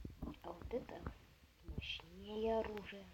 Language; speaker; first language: Russian; native; Russian